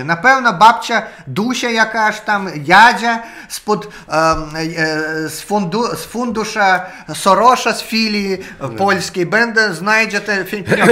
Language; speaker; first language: Polish; non-native, learner; Russian